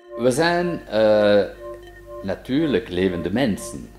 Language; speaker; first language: Dutch; non-native, fluent; French